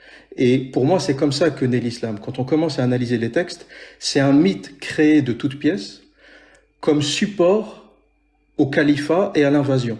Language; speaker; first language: French; native; French